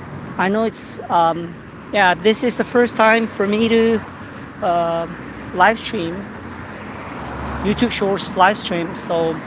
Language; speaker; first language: English; non-native, fluent; Korean